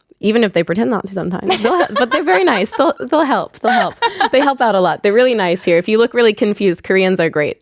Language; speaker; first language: English; native; English